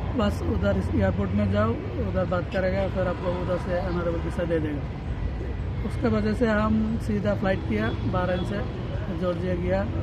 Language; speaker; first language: Hindi; non-native, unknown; Bangla